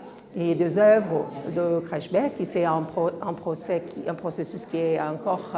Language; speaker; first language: French; non-native, fluent; Portuguese